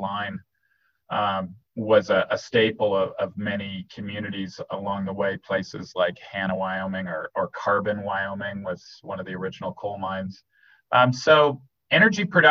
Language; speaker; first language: English; native; English